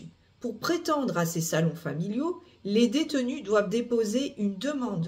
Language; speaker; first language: French; native; French